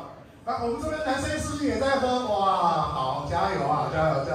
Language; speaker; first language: Chinese; native; Chinese